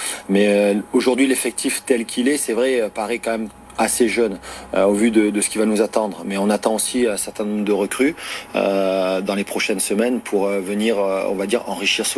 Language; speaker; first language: French; native; French